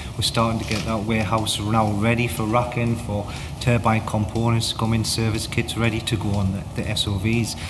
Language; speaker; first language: English; native; English